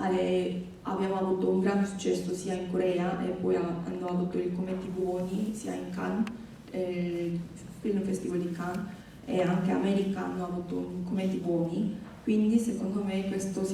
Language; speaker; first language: Italian; non-native, fluent; Korean